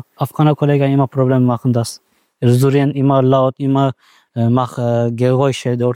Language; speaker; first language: German; non-native, learner; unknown